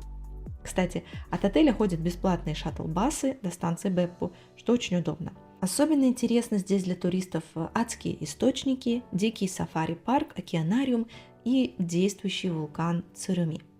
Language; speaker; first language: Russian; native; Russian